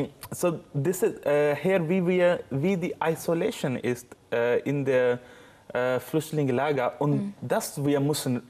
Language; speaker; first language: German; non-native, learner; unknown